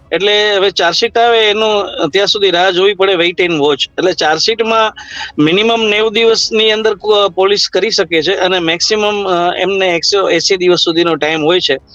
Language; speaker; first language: Gujarati; native; Gujarati